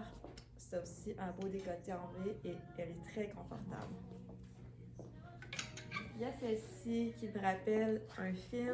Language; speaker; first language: French; native; French